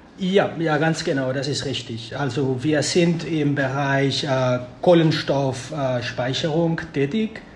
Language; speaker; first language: German; non-native, fluent; Spanish